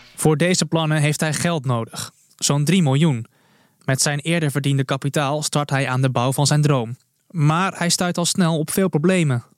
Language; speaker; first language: Dutch; native; Dutch